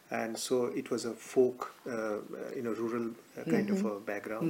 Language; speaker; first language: English; non-native, local second language; Bangla